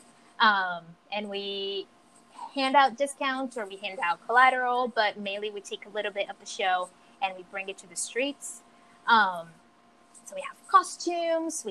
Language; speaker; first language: English; non-native, fluent; Portuguese